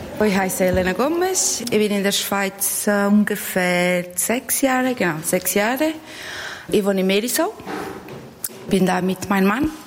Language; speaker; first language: German; non-native, learner; Portuguese